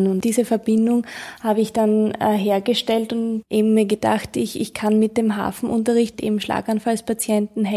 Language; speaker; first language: German; native; German